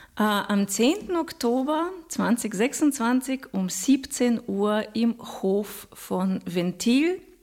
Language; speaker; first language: German; non-native, fluent; Russian